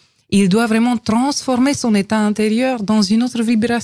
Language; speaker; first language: French; non-native, fluent; Romanian